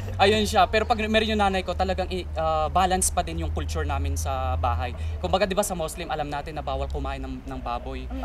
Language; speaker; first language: Filipino; native; Filipino